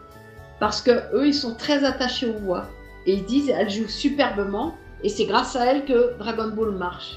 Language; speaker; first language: French; native; French